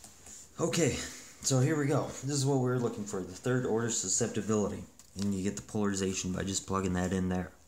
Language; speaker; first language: English; native; English